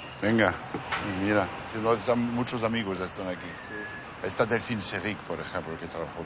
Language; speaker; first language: Spanish; non-native, fluent; French